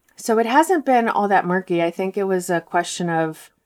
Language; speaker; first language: English; early bilingual, heritage; Russian